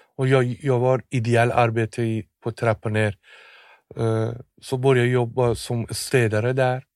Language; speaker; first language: Swedish; non-native, fluent; Persian